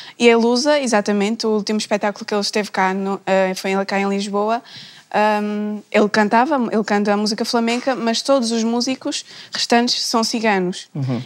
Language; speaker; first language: Portuguese; native; Portuguese